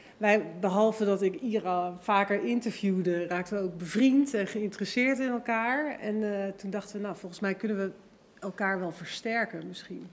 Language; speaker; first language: Dutch; native; Dutch